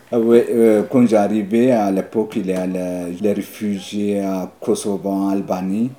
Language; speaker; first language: French; non-native, learner; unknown